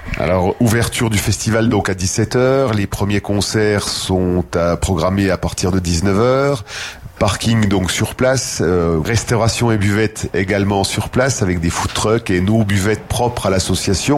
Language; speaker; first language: French; native; French